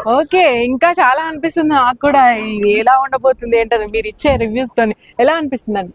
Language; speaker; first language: Telugu; native; Telugu